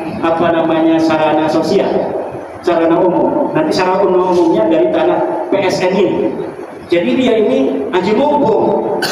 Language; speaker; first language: Indonesian; non-native, local second language; Sundanese